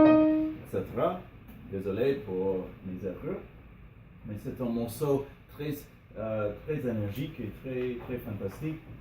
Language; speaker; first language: French; non-native, learner; English